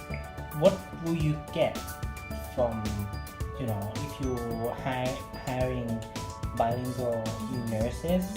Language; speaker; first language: English; non-native, fluent; Thai